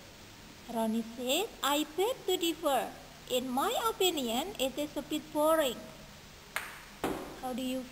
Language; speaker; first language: English; non-native, fluent; Indonesian